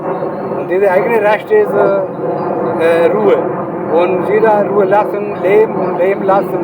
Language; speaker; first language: German; non-native, learner; Urdu